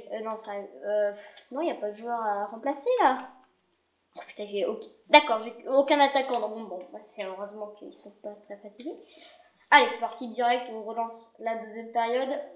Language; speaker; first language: French; native; French